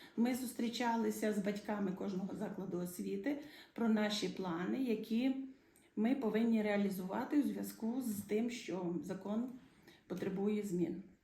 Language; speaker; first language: Ukrainian; native; Ukrainian